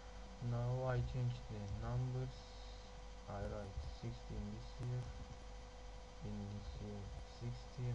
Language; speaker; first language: English; non-native, learner; Turkish